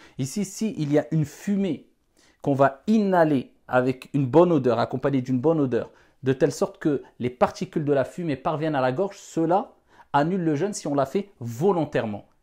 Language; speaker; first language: French; non-native, local second language; Wolof